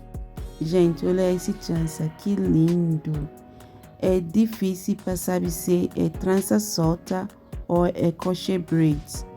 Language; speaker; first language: Portuguese; non-native, learner; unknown